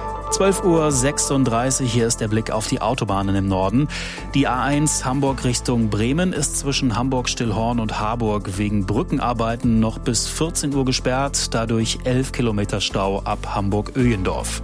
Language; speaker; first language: German; native; German